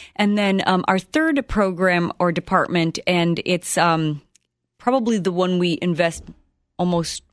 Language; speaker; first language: English; early bilingual, other home language; Spanish